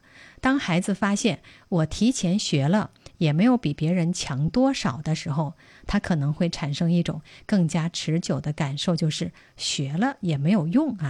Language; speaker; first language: Chinese; native; Chinese